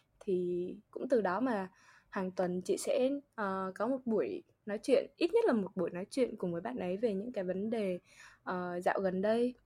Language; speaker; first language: Vietnamese; native; Vietnamese